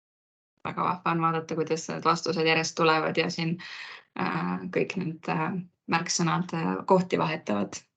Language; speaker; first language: Estonian; native; Estonian